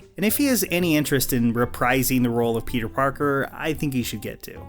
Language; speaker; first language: English; native; English